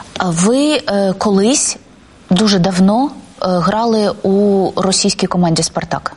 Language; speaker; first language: Ukrainian; native; Ukrainian